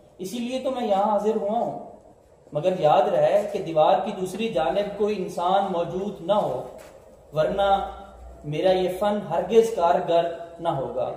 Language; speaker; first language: Urdu; non-native, local second language; Punjabi